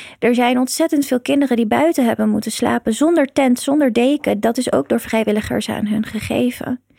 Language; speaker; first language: Dutch; early bilingual, other home language; Persian